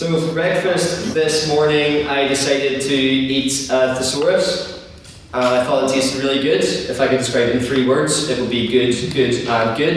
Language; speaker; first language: English; native; English